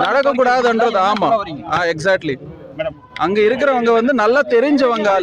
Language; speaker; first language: Tamil; native; Tamil